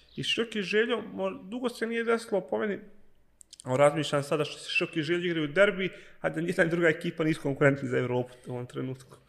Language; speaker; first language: Bosnian; native; Bosnian